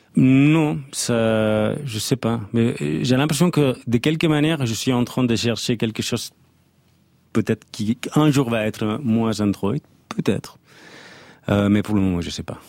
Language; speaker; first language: French; non-native, fluent; Catalan